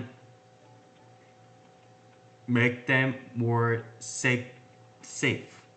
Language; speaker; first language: English; non-native, learner; Korean